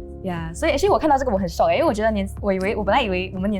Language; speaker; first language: Chinese; native; Chinese